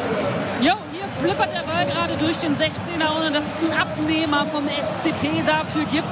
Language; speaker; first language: German; native; German